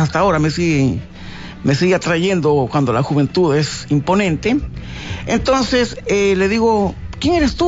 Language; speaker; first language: Spanish; native; Spanish